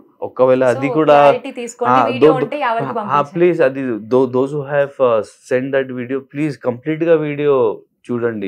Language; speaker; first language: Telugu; non-native, local second language; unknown